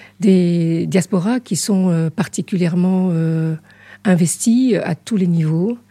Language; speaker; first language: French; early bilingual, other home language; Arabic